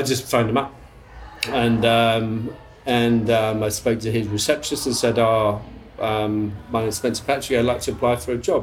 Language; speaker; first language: English; native; English